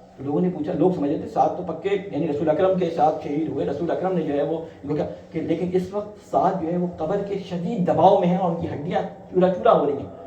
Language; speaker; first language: Urdu; native; Urdu